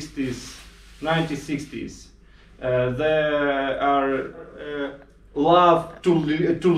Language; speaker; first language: English; non-native, learner; Russian